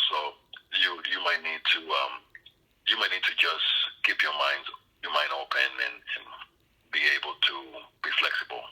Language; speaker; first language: English; non-native, fluent; Spanish